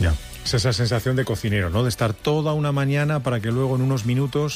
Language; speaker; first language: Spanish; native; Spanish